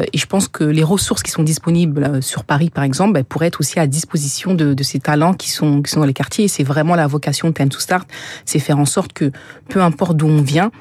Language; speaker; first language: French; native; French